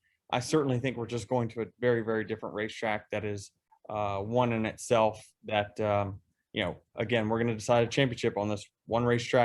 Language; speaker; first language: English; native; English